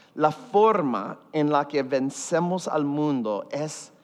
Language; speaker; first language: Spanish; early bilingual, heritage; Spanish